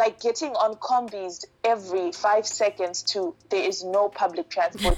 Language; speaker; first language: English; non-native, local second language; Shona